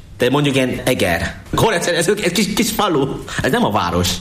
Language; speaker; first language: Hungarian; non-native, learner; Korean